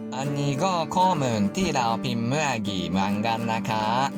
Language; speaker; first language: Thai; non-native, learner; Japanese